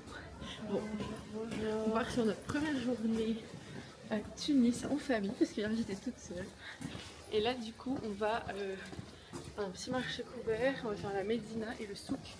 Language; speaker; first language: French; native; French